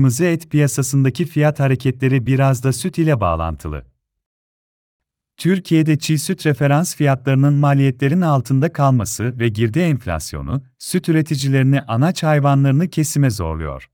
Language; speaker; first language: Turkish; native; Turkish